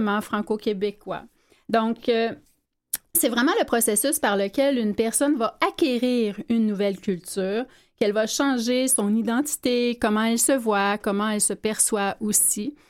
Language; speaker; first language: French; native; French